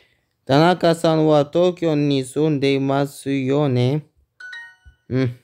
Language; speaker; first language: Japanese; non-native, learner; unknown